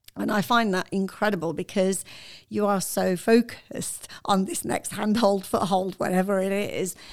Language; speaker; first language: English; non-native, fluent; Arabic